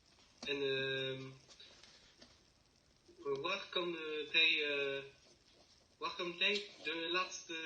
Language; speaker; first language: Dutch; non-native, learner; French